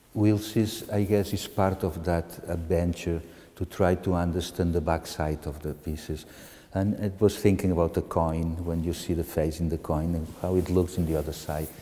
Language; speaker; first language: English; non-native, fluent; Catalan